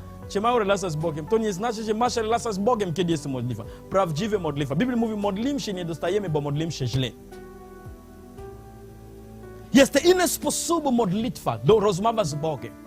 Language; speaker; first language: Polish; non-native, learner; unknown